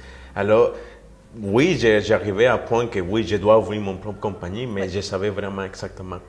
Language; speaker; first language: French; non-native, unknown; Spanish